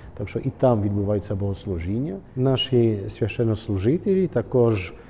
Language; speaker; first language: Ukrainian; early bilingual, heritage; Ukrainian